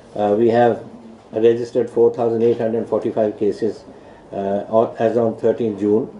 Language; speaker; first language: English; non-native, local second language; Punjabi